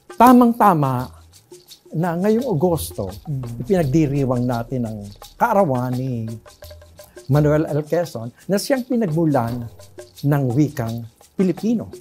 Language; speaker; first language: Filipino; native; Filipino